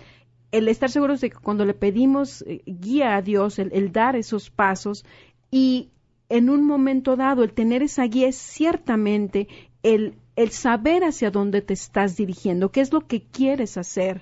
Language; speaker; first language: Spanish; native; Spanish